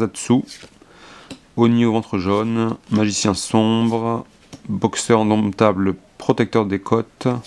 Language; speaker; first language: French; native; French